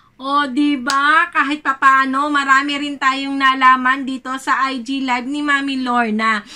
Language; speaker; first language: Filipino; native; Filipino